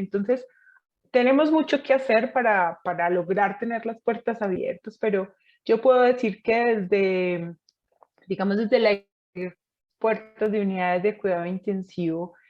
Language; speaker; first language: Spanish; native; Spanish